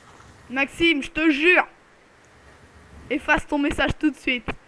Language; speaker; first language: French; native; French